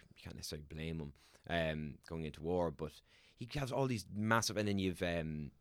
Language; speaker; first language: English; native; English